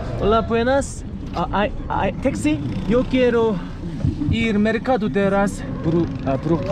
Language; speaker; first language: Spanish; non-native, learner; Korean